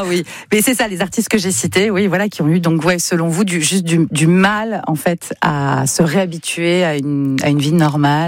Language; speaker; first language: French; native; French